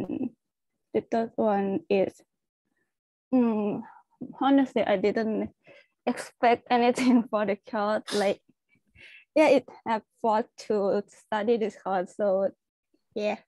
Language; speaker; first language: English; non-native, learner; Thai